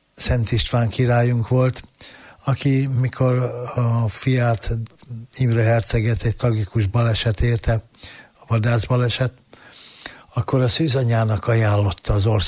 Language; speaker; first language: Hungarian; native; Hungarian